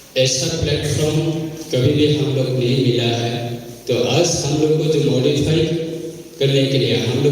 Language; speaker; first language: Hindi; non-native, local second language; Kok Borok